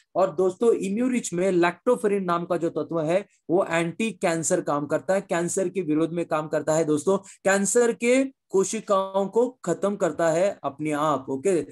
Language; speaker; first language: Hindi; non-native, local second language; Marathi